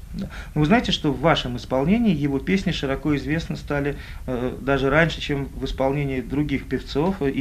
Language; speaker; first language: Russian; native; Russian